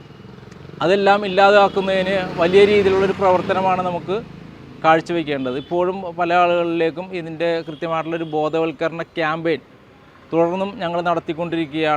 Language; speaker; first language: Malayalam; native; Malayalam